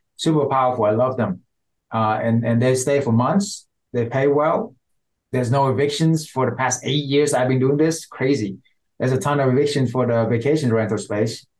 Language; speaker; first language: English; non-native, fluent; Vietnamese